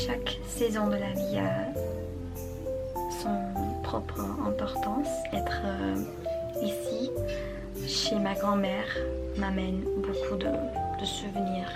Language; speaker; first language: French; non-native, learner; English